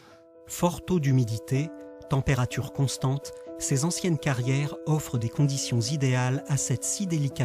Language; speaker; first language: French; native; French